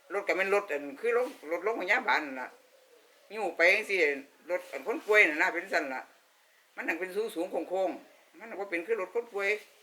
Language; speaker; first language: Thai; native; Thai